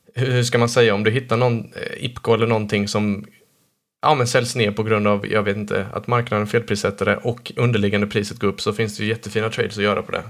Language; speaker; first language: Swedish; native; Swedish